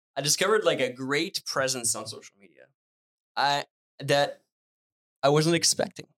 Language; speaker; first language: English; non-native, fluent; French